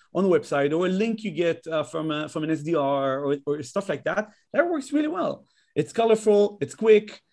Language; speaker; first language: English; non-native, fluent; Hebrew